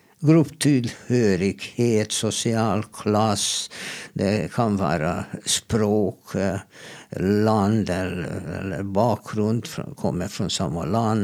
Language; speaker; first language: Swedish; non-native, fluent; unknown